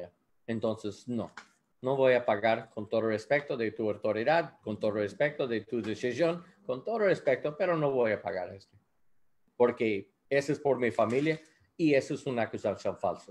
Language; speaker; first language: Spanish; non-native, learner; English